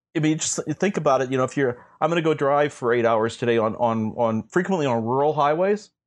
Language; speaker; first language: English; native; English